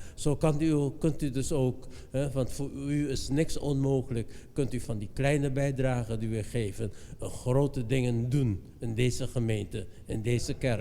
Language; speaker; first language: Dutch; non-native, fluent; Indonesian